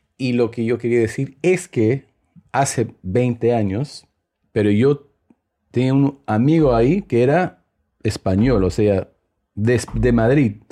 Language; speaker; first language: Spanish; early bilingual, heritage; Spanish